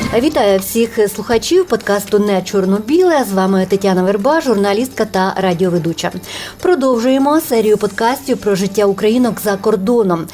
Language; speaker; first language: Ukrainian; native; Ukrainian